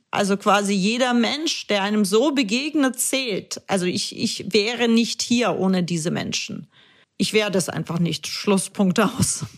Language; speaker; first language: German; early bilingual, other home language; Russian